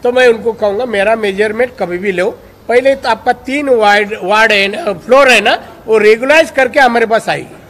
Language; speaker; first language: Hindi; non-native, local second language; Marathi